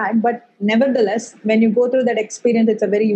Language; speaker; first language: English; non-native, local second language; Tamil